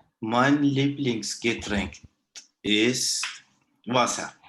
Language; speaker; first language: German; non-native, learner; Turkish